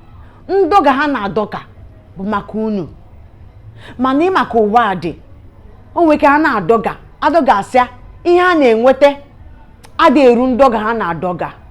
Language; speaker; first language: Igbo; native; Igbo